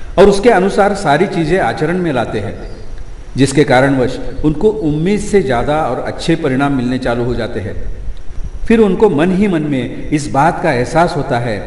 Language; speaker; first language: Hindi; non-native, local second language; Marathi